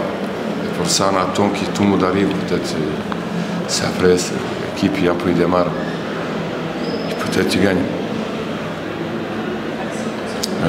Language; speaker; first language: French; non-native, learner; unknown